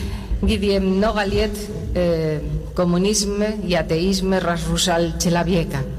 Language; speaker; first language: Russian; non-native, learner; Spanish